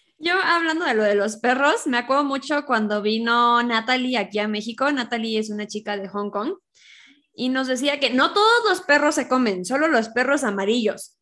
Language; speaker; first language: Spanish; native; Spanish